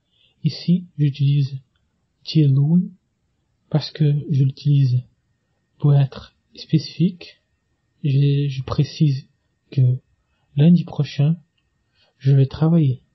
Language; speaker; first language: French; non-native, fluent; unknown